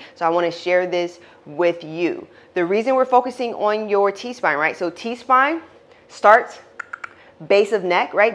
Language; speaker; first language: English; native; English